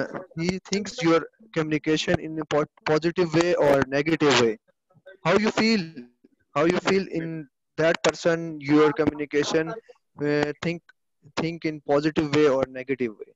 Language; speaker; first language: English; non-native, local second language; Urdu